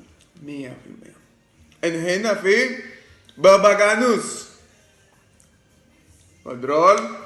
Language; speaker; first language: Arabic; non-native, learner; Greek